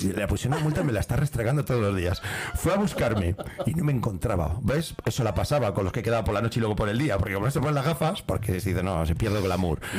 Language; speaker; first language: Spanish; native; Spanish